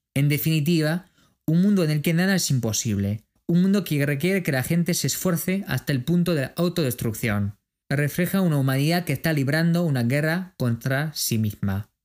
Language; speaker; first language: Spanish; non-native, fluent; French